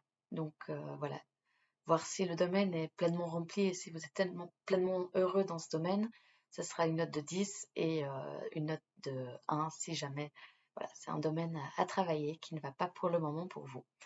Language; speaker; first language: French; native; French